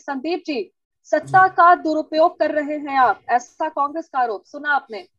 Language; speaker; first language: Hindi; native; Hindi